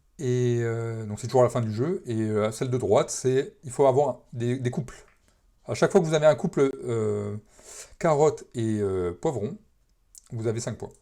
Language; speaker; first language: French; native; French